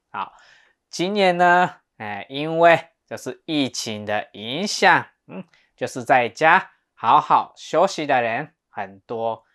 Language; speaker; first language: Chinese; non-native, fluent; Japanese